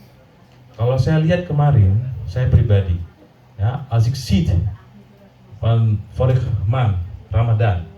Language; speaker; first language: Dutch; non-native, learner; Indonesian